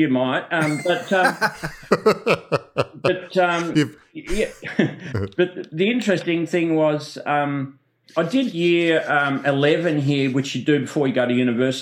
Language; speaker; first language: English; native; English